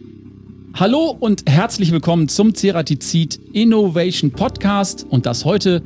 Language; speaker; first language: German; native; German